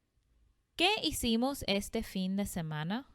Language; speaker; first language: Spanish; non-native, fluent; English